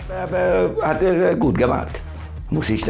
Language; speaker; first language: German; non-native, learner; Hungarian